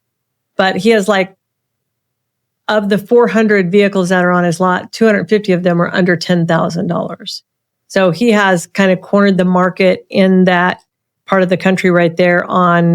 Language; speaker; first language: English; native; English